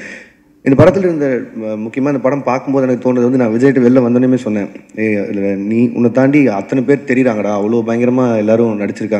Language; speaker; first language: Tamil; native; Tamil